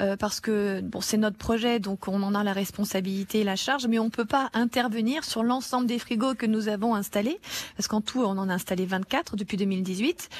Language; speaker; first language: French; native; French